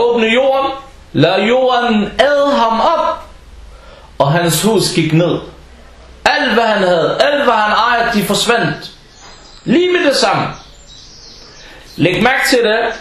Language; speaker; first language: Danish; early bilingual, other home language; Arabic